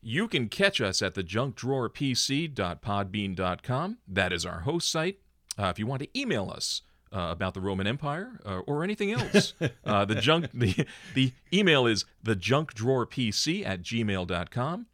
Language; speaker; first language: English; native; English